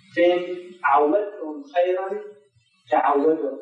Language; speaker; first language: Arabic; non-native, fluent; English